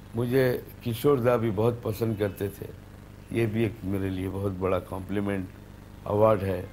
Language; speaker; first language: Hindi; non-native, local second language; Urdu